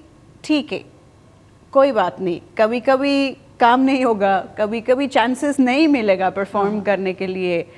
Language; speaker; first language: Hindi; non-native, fluent; Spanish